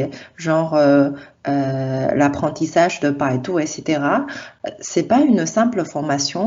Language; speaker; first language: French; non-native, fluent; Chinese